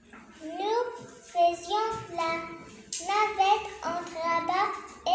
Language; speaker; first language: French; non-native, learner; Arabic